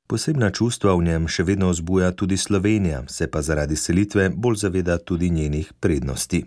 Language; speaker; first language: Slovenian; native; Slovenian